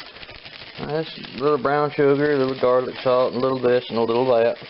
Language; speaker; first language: English; native; English